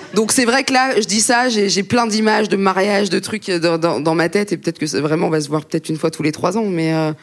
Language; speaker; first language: French; native; French